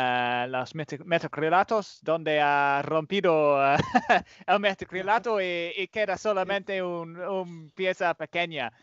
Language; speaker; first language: Spanish; non-native, fluent; English